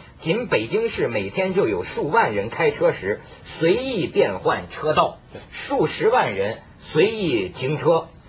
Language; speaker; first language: Chinese; native; Chinese